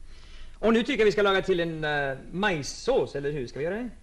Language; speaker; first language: Swedish; non-native, fluent; English